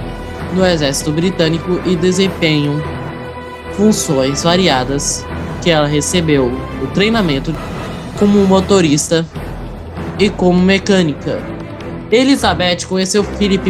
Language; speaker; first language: Portuguese; native; Portuguese